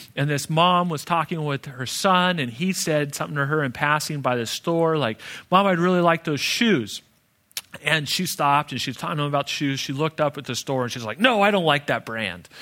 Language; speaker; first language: English; native; English